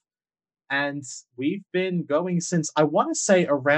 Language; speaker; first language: English; native; English